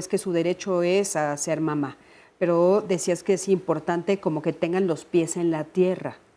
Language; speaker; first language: Spanish; native; Spanish